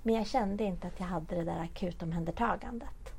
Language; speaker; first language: Swedish; native; Swedish